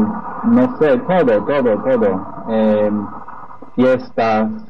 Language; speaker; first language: Spanish; non-native, fluent; Polish